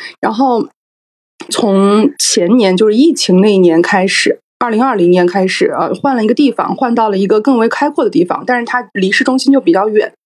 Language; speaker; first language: Chinese; native; Chinese